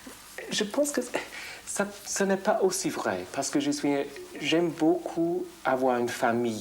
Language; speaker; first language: French; non-native, fluent; English